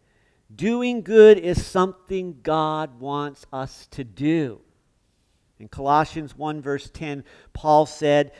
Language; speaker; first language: English; native; English